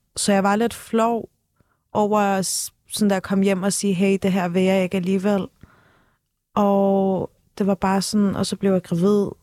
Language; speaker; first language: Danish; early bilingual, other home language; Turkish